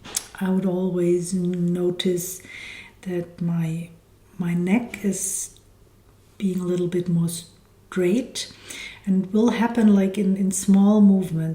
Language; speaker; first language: English; non-native, fluent; German